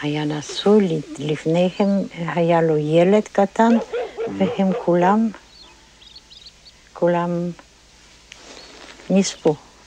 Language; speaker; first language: Hebrew; non-native, fluent; Polish